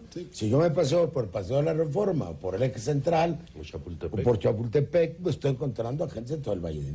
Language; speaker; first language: Spanish; native; Spanish